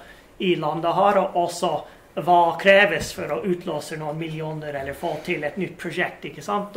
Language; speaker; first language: Norwegian; non-native, fluent; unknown